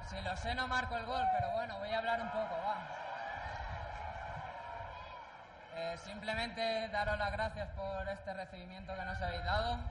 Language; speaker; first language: Spanish; native; Spanish